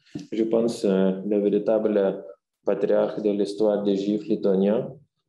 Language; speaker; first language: French; non-native, fluent; Lithuanian